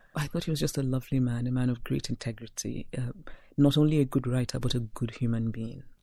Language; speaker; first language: English; non-native, local second language; Igbo